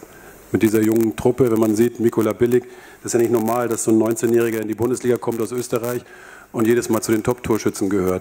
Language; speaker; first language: German; native; German